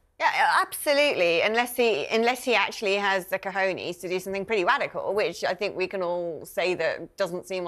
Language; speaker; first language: English; native; English